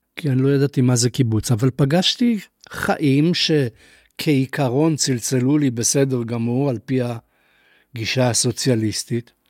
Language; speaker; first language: Hebrew; non-native, fluent; Polish